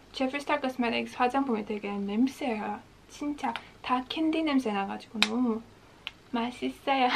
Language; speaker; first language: Korean; non-native, fluent; Latvian